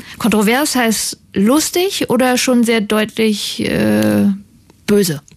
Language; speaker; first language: German; native; German